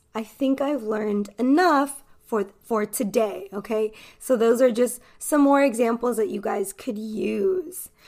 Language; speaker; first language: English; native; English